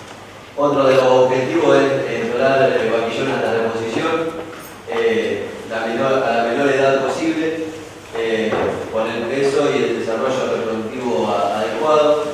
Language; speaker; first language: Spanish; native; Spanish